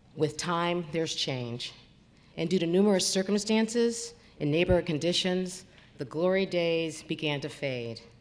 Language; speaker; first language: English; native; English